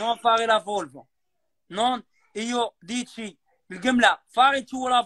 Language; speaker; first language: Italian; non-native, learner; Arabic